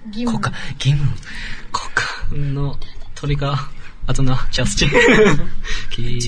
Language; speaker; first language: Russian; non-native, learner; Japanese